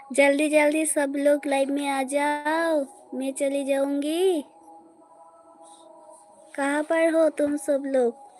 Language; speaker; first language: Hindi; non-native, local second language; Bangla